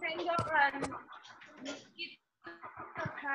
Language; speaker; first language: Spanish; non-native, learner; English